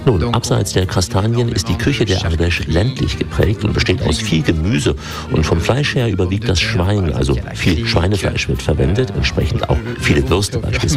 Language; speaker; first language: German; native; German